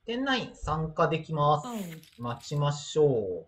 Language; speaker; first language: Japanese; native; Japanese